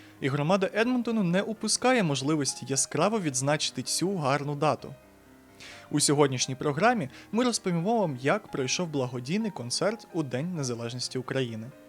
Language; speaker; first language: Ukrainian; native; Ukrainian